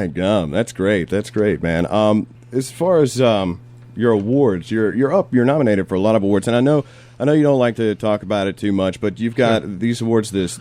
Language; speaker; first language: English; native; English